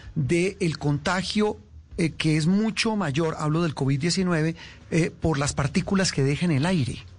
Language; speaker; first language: Spanish; native; Spanish